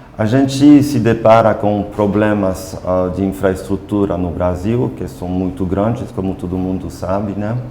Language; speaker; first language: Portuguese; non-native, fluent; French